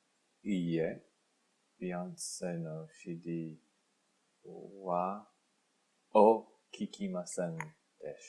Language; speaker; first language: Japanese; non-native, learner; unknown